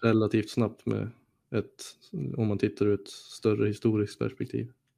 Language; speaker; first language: Swedish; native; Swedish